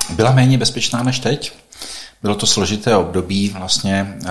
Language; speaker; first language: Czech; native; Czech